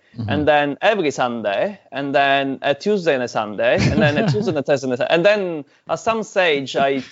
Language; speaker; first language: English; non-native, fluent; Italian